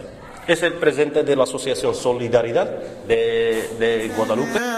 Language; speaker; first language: Spanish; non-native, learner; Arabic